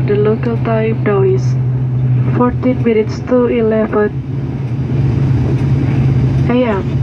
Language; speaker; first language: English; non-native, fluent; Indonesian